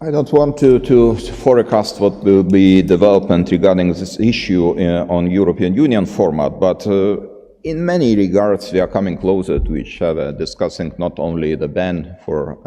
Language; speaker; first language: English; non-native, fluent; Lithuanian